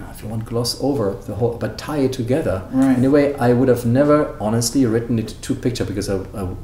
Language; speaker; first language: English; non-native, fluent; German